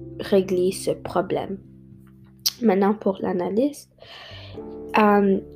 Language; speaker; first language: French; non-native, learner; English